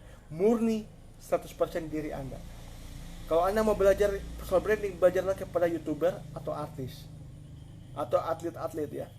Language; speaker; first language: Indonesian; native; Indonesian